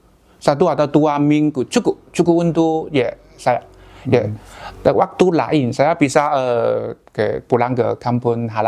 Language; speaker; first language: Indonesian; non-native, learner; Chinese